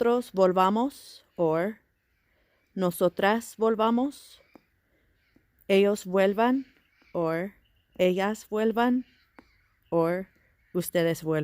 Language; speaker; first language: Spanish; non-native, fluent; English